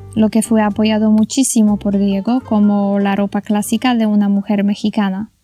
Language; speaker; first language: Spanish; non-native, fluent; Polish